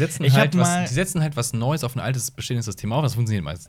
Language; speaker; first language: German; native; German